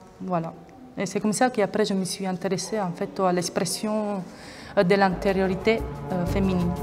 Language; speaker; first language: French; non-native, fluent; Italian